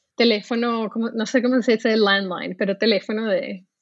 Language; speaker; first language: Spanish; native; Spanish